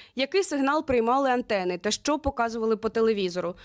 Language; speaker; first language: Ukrainian; native; Ukrainian